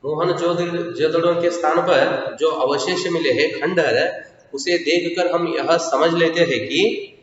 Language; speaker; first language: Hindi; non-native, local second language; Kannada